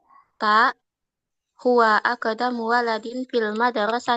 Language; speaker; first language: Arabic; non-native, learner; Indonesian